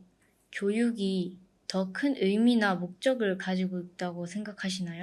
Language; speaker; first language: Korean; early bilingual, heritage; Korean